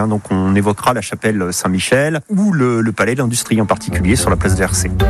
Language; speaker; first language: French; native; French